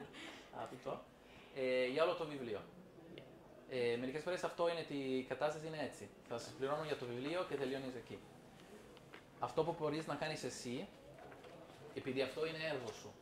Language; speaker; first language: Greek; non-native, fluent; Italian